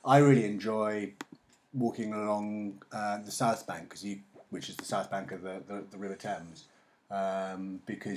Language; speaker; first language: English; native; English